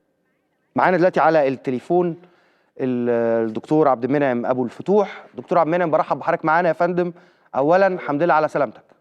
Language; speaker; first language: Arabic; native; Arabic